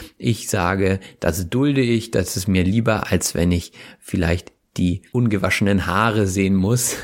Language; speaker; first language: German; native; German